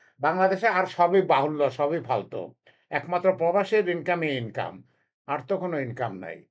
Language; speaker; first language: Bangla; native; Bangla